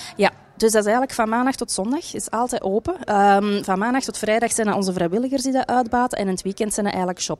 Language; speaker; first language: Dutch; native; Dutch